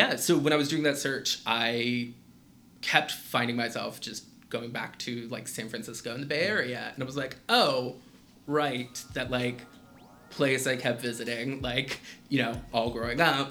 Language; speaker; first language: English; native; English